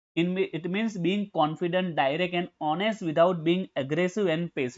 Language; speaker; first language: English; non-native, local second language; Gujarati